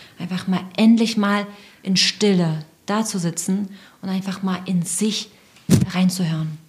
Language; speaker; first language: German; non-native, fluent; Russian